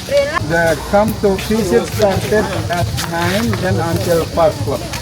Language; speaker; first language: English; non-native, learner; Indonesian